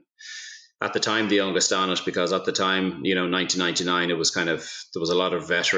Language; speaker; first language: English; native; English